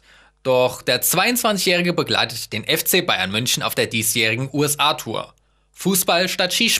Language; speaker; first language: German; native; German